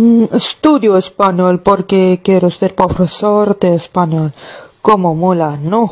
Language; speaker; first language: Spanish; non-native, learner; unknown